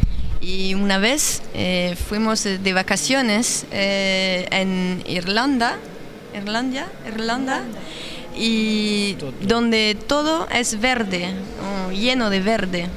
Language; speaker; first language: Spanish; non-native, learner; French